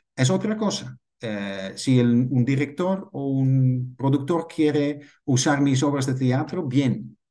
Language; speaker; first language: Spanish; non-native, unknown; Dutch